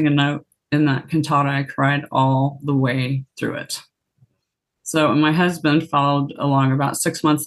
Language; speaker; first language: English; native; English